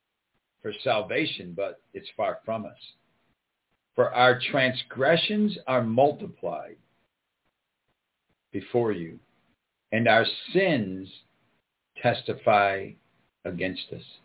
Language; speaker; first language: English; native; English